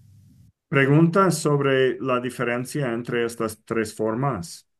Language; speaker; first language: Spanish; non-native, fluent; English